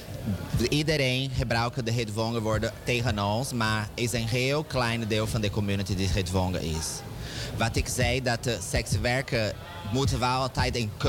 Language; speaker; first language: Dutch; non-native, learner; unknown